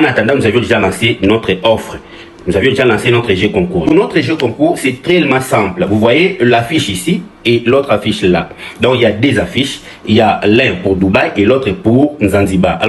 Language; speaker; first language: French; non-native, local second language; Lingala